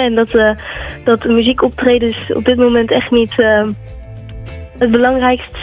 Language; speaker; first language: Dutch; native; Dutch